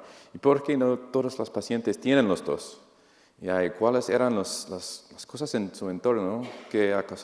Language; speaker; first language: Spanish; non-native, fluent; English